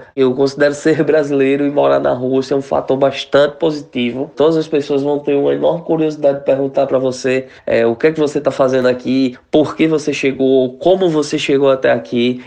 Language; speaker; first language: Portuguese; native; Portuguese